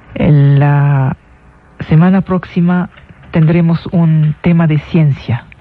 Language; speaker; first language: Spanish; non-native, fluent; Arabic